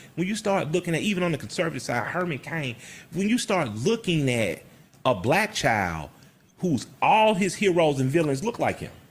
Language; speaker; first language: English; native; English